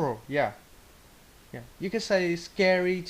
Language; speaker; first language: English; non-native, learner; Vietnamese